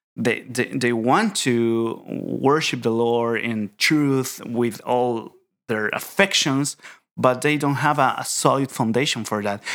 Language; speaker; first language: English; non-native, fluent; Spanish